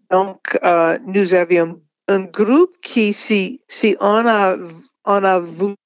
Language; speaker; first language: French; non-native, fluent; English